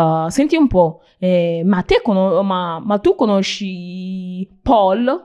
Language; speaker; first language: Italian; non-native, fluent; Nigerian Pidgin